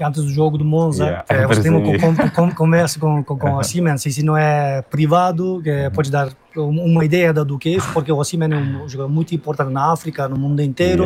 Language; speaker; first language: Portuguese; non-native, fluent; Turkish